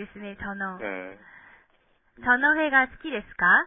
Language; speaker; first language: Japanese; non-native, fluent; Korean